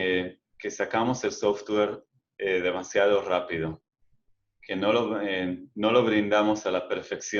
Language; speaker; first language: Spanish; non-native, fluent; Hebrew